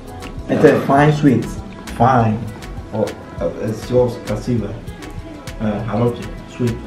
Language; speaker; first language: Russian; non-native, learner; Spanish